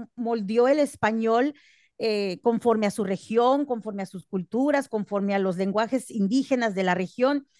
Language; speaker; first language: Spanish; early bilingual, heritage; Spanish